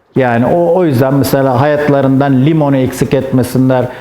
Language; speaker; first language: Turkish; native; Turkish